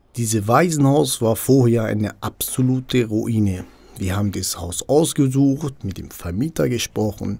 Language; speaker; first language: German; non-native, local second language; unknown